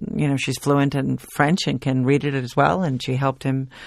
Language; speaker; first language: English; native; English